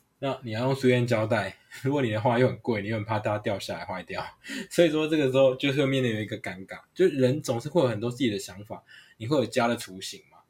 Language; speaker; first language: Chinese; non-native, local second language; Hakka Chinese